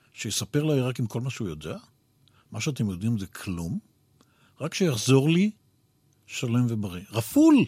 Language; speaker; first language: Hebrew; native; Hebrew